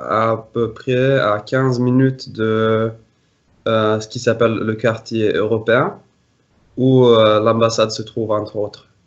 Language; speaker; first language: French; non-native, fluent; Norwegian